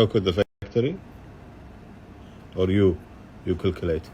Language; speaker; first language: English; non-native, learner; Arabic